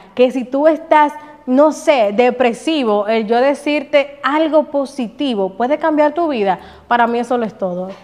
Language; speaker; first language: Spanish; native; Spanish